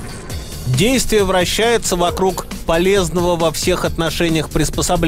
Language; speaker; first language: Russian; native; Russian